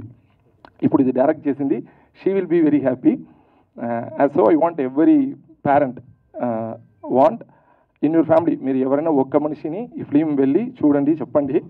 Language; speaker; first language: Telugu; non-native, local second language; Tamil